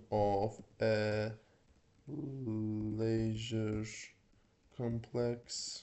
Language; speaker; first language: English; non-native, fluent; Azerbaijani